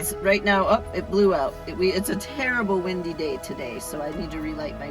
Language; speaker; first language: English; native; English